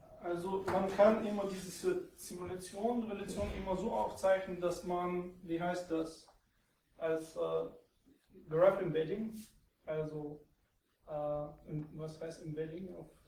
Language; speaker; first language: German; non-native, fluent; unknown